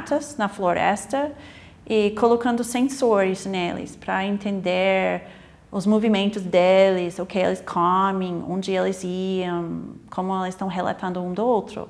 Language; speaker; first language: Portuguese; non-native, fluent; English